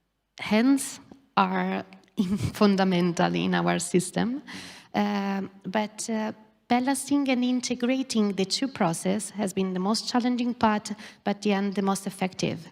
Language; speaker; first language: English; non-native, fluent; Italian